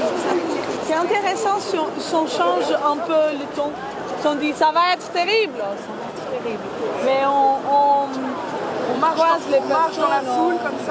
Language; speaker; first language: French; non-native, fluent; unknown